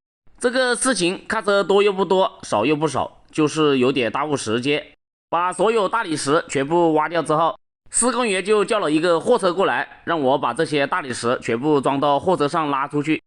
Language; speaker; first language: Chinese; native; Chinese